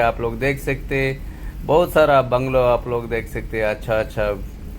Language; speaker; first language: Hindi; non-native, local second language; Kannada